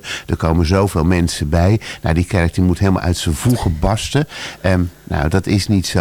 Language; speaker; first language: Dutch; native; Dutch